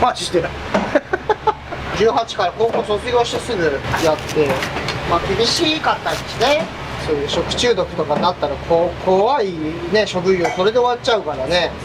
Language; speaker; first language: Japanese; native; Japanese